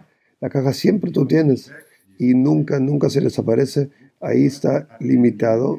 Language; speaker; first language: Spanish; non-native, fluent; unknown